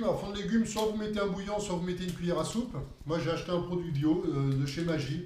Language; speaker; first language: French; native; French